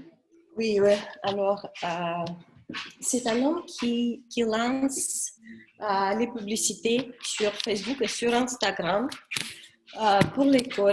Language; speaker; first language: French; non-native, learner; Russian